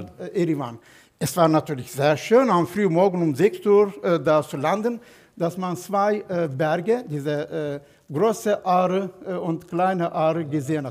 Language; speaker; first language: German; non-native, fluent; Turkish